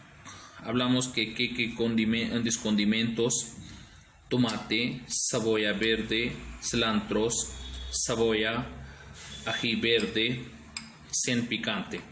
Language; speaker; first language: Spanish; non-native, learner; Urdu